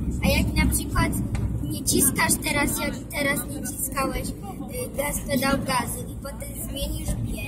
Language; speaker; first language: Polish; native; Polish